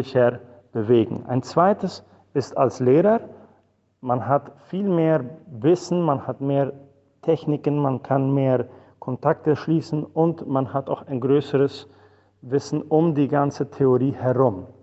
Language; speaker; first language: German; non-native, fluent; Spanish